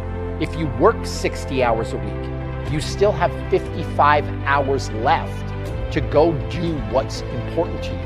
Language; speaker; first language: English; native; English